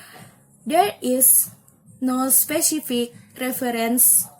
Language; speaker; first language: English; non-native, learner; Indonesian